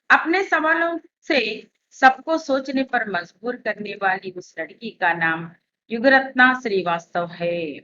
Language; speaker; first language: Hindi; non-native, local second language; Telugu